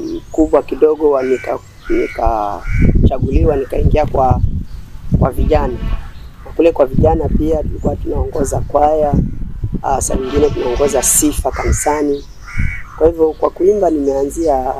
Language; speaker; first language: Swahili; non-native, local second language; Giryama